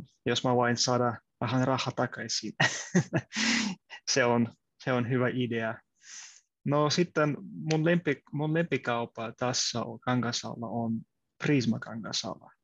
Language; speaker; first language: Finnish; non-native, learner; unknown